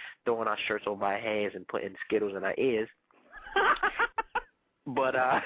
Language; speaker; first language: English; non-native, fluent; Spanish